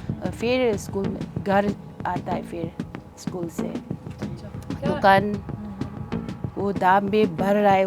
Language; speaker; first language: Hindi; non-native, local second language; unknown